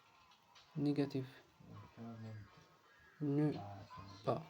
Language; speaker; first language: French; non-native, learner; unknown